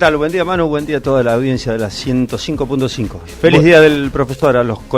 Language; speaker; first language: Spanish; native; Spanish